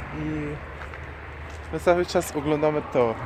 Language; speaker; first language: Polish; non-native, learner; Persian